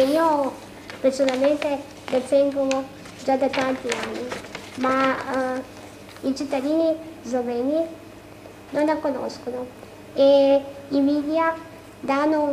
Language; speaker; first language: Italian; non-native, fluent; Slovenian